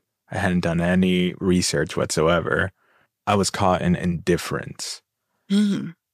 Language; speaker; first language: English; native; English